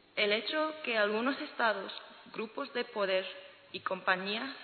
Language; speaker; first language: Spanish; non-native, fluent; English